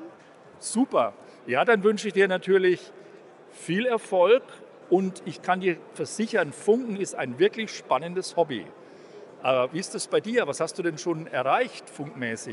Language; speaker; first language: German; native; German